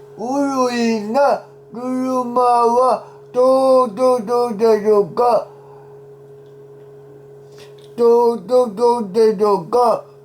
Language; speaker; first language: Japanese; non-native, learner; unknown